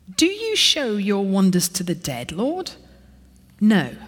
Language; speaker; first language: English; native; English